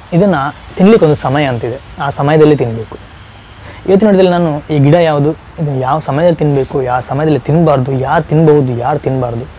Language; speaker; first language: Kannada; non-native, local second language; Tulu